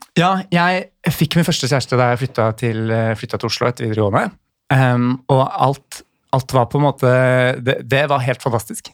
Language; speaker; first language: Norwegian; native; Norwegian